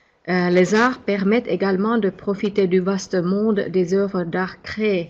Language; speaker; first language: French; non-native, fluent; Finnish